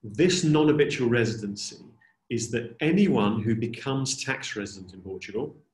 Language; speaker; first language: English; native; English